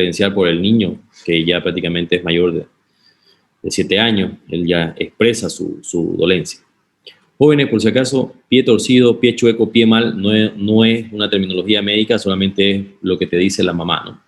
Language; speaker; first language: Spanish; native; Spanish